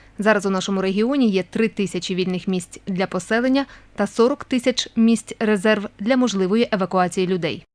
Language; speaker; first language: Ukrainian; native; Ukrainian